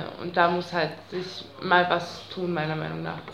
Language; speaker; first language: German; native; German